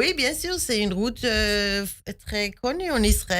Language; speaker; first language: French; non-native, fluent; Hebrew